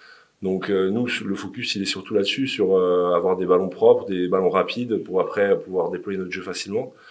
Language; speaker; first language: French; native; French